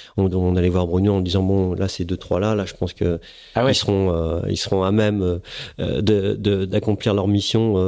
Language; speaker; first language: French; native; French